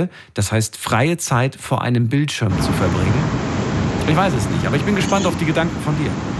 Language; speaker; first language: German; native; German